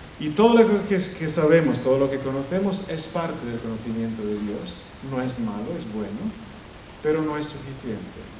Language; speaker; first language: Spanish; non-native, fluent; Italian